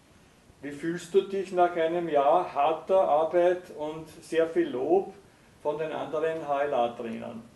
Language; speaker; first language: German; native; German